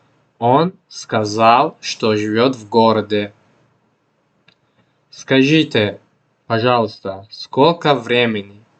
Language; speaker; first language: Russian; non-native, local second language; Tajik